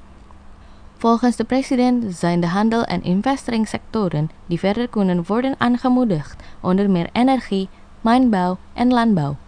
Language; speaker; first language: Dutch; non-native, fluent; Indonesian